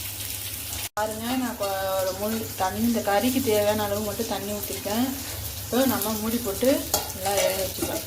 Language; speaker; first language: Tamil; native; Tamil